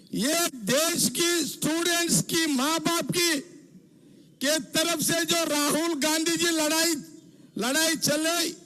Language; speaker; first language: Hindi; non-native, local second language; Telugu